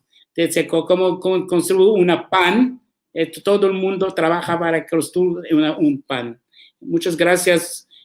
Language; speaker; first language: Spanish; non-native, learner; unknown